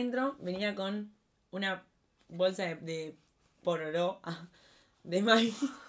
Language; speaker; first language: Spanish; native; Spanish